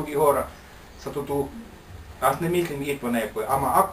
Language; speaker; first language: Bulgarian; non-native, learner; Finnish